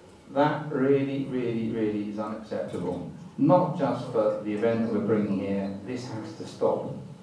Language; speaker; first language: English; native; English